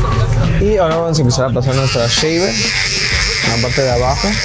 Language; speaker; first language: Spanish; native; Spanish